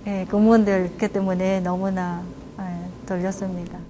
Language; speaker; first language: Korean; non-native, fluent; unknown